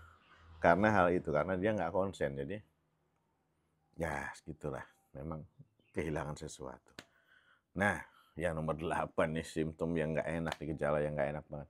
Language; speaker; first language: Indonesian; native; Indonesian